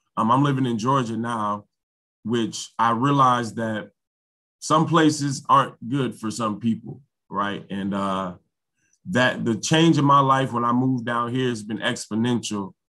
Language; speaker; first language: English; native; English